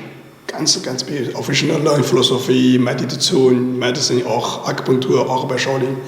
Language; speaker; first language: German; non-native, learner; Chinese